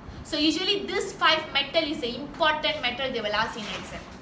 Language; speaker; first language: English; non-native, local second language; Tamil